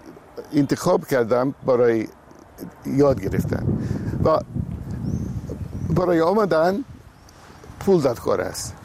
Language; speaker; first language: Persian; non-native, fluent; English